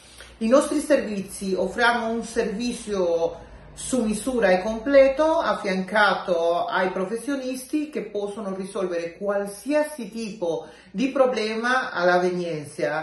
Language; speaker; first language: Italian; non-native, local second language; Spanish